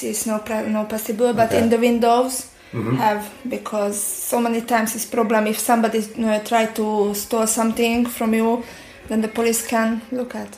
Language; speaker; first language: English; non-native, learner; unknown